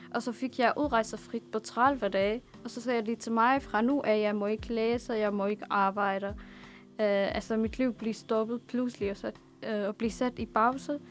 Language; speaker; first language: Danish; non-native, fluent; Arabic